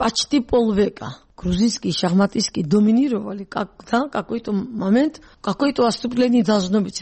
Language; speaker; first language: Russian; non-native, local second language; Georgian